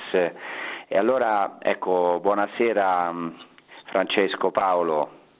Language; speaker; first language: Italian; native; Italian